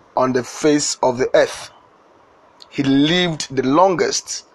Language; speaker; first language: English; non-native, local second language; Igbo